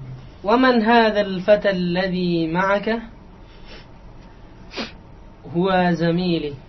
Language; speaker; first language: Arabic; non-native, learner; Indonesian